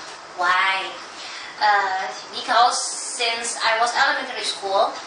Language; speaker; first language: English; non-native, learner; Indonesian